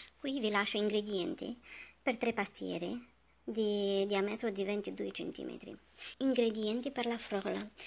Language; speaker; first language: Italian; non-native, fluent; Romanian